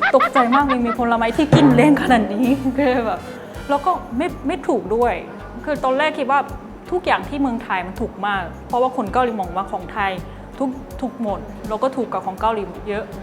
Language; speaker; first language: Thai; non-native, fluent; Korean